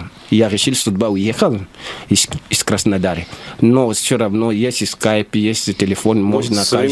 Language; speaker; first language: Russian; non-native, learner; Lingala